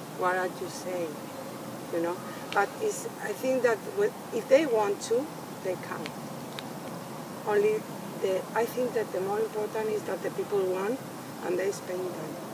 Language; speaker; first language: English; non-native, fluent; Spanish